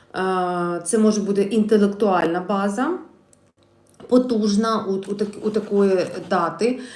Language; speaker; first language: Ukrainian; non-native, local second language; Russian